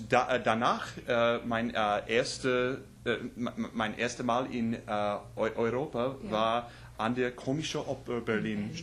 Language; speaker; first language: German; non-native, learner; English